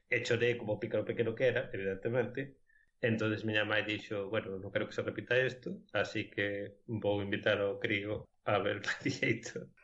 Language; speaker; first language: Galician; non-native, local second language; Spanish